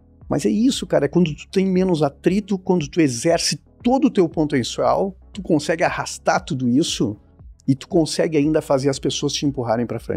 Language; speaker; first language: Portuguese; native; Portuguese